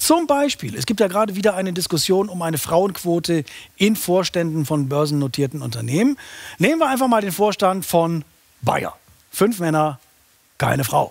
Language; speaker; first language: German; native; German